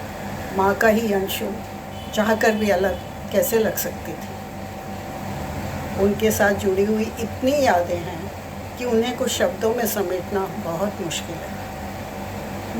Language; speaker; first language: Hindi; native; Hindi